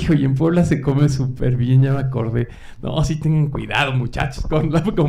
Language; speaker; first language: Spanish; native; Spanish